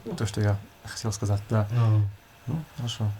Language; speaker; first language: Russian; non-native, learner; English